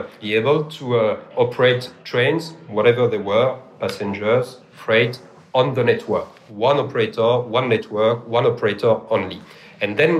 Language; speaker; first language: English; non-native, fluent; French